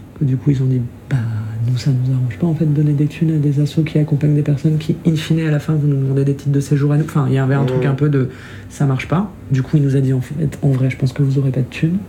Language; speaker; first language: French; native; French